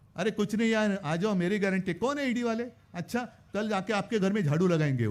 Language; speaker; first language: Hindi; non-native, local second language; Marathi